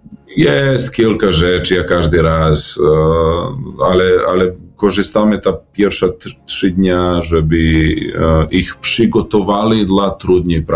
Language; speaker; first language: Polish; non-native, learner; Serbian